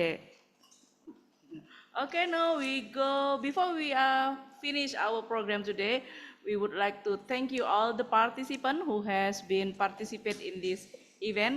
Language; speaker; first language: English; non-native, fluent; Indonesian